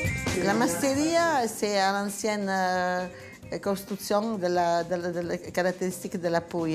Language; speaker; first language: French; non-native, learner; Italian